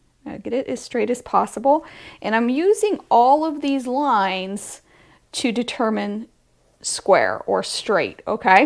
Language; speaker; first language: English; native; English